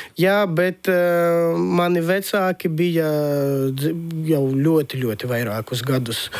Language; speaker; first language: Latvian; non-native, local second language; Russian